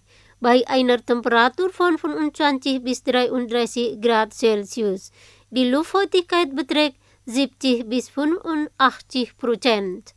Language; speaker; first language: German; non-native, fluent; Indonesian